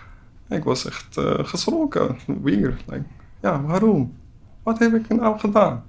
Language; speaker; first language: Dutch; non-native, learner; Persian